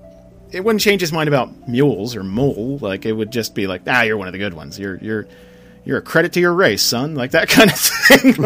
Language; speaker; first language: English; native; English